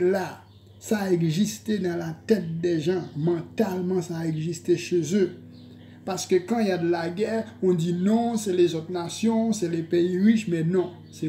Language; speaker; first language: French; non-native, local second language; Haitian Creole